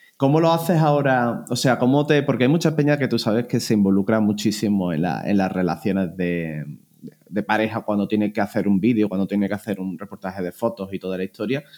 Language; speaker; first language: Spanish; native; Spanish